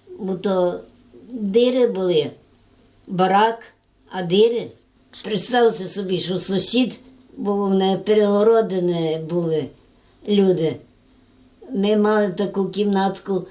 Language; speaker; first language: Ukrainian; native; Ukrainian